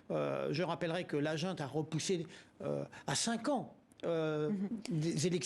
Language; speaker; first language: French; native; French